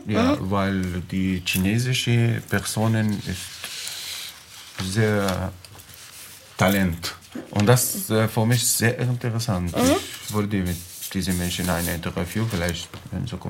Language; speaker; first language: German; non-native, learner; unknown